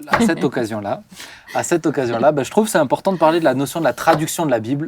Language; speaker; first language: French; native; French